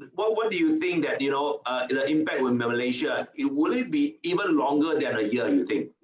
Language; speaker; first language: English; non-native, local second language; Chinese